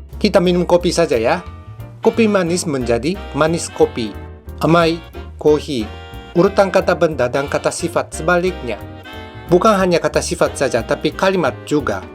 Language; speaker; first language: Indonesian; non-native, fluent; Japanese